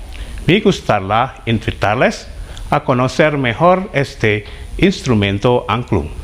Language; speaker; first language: Spanish; non-native, fluent; Indonesian